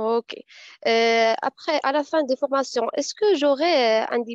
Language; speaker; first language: French; non-native, fluent; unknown